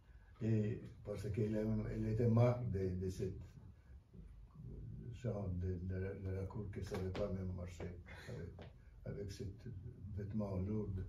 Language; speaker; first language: French; non-native, fluent; Russian